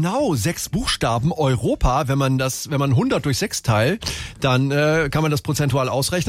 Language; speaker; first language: German; native; German